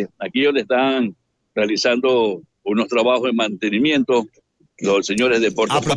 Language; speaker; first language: Spanish; native; Spanish